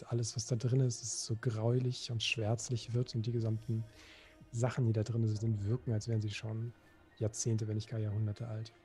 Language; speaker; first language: German; native; German